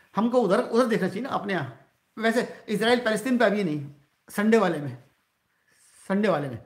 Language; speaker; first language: Hindi; native; Hindi